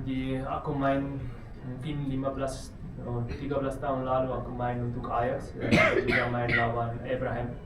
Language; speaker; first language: Indonesian; non-native, learner; Dutch